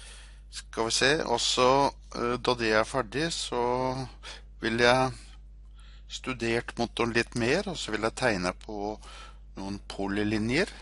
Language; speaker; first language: Norwegian; native; Norwegian